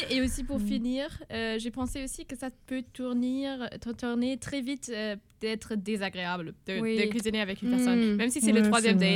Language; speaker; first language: French; non-native, fluent; German